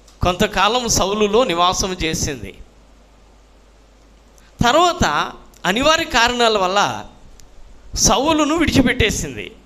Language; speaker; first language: Telugu; native; Telugu